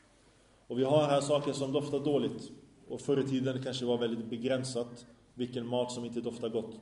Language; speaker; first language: Swedish; early bilingual, other home language; Arabic